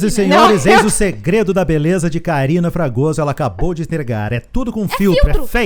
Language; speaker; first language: Portuguese; native; Portuguese